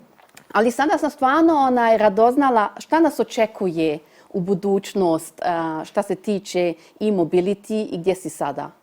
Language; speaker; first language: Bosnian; early bilingual, heritage; Bosnian